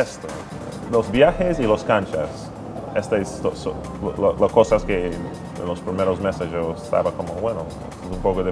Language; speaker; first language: Spanish; non-native, fluent; English